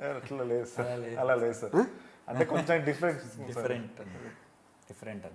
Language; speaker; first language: Telugu; native; Telugu